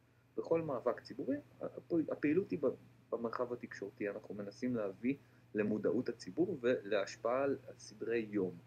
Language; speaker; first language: Hebrew; native; Hebrew